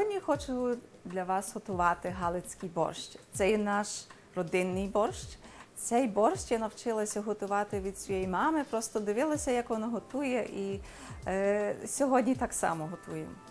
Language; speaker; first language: Ukrainian; early bilingual, heritage; Ukrainian